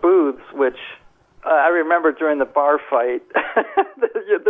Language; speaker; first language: English; native; English